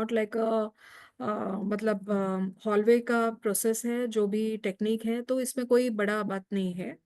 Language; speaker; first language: Hindi; native; Hindi